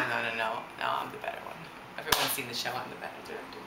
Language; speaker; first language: English; native; English